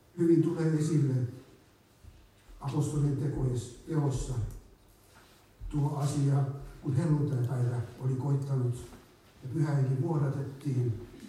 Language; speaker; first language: Finnish; native; Finnish